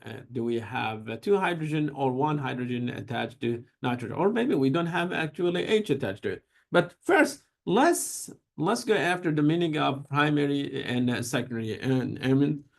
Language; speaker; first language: English; non-native, fluent; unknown